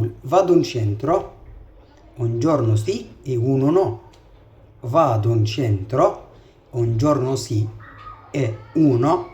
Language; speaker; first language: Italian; non-native, fluent; Arabic